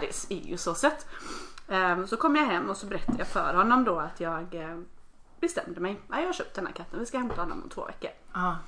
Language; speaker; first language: Swedish; native; Swedish